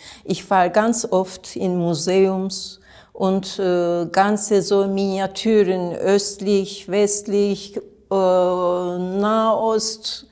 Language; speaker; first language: German; non-native, learner; Turkish